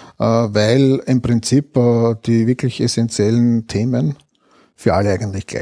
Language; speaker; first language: German; native; German